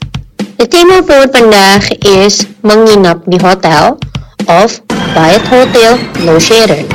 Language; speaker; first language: Dutch; non-native, learner; Indonesian